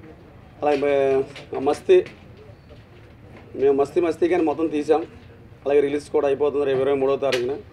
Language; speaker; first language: Telugu; native; Telugu